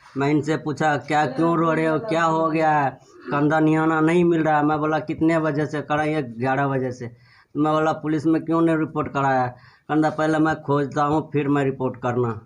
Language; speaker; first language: Hindi; non-native, local second language; Maithili